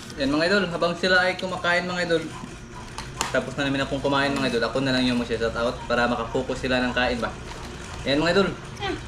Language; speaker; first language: Filipino; native; Filipino